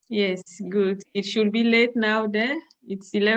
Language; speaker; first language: English; non-native, fluent; French